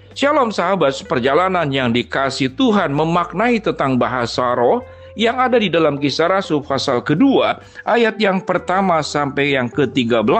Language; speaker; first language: Indonesian; native; Indonesian